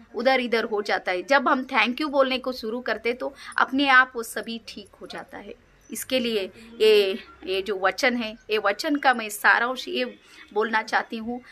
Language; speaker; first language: Hindi; non-native, local second language; Kannada